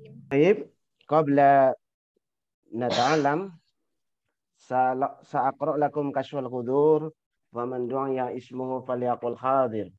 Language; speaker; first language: Arabic; non-native, fluent; Indonesian